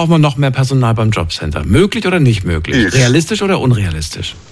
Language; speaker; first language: German; native; German